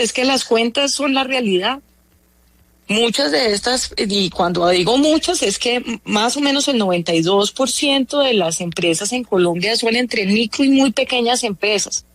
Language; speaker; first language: Spanish; native; Spanish